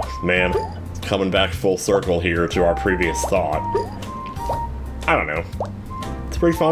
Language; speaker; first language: English; native; English